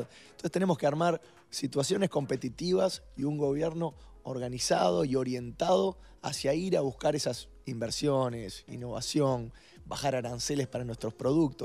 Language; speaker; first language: Spanish; native; Spanish